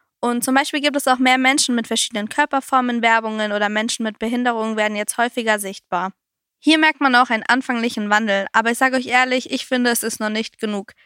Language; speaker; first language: German; native; German